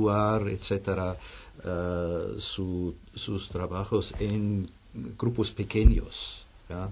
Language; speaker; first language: Spanish; non-native, fluent; German